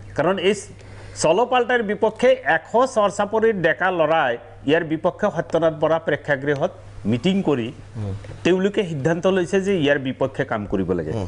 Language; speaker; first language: Assamese; non-native, local second language; Bangla